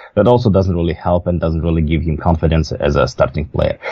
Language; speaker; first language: English; non-native, fluent; Russian